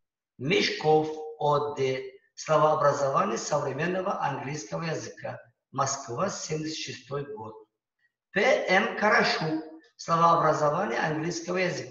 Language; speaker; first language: Russian; non-native, local second language; Uzbek